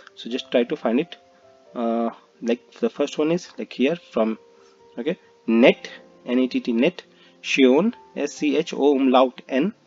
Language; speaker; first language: English; non-native, local second language; Hindi